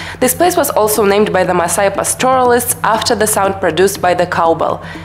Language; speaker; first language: English; non-native, fluent; Russian